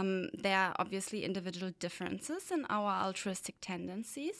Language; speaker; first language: English; non-native, fluent; German